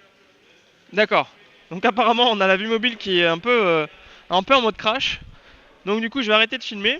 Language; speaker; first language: French; native; French